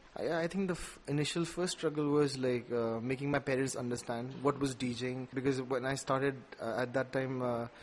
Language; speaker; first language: English; non-native, local second language; Nepali